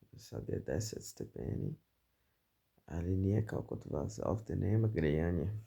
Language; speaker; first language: Bosnian; non-native, fluent; Portuguese